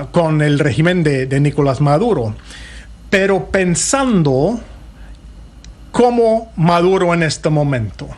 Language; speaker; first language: Spanish; non-native, fluent; English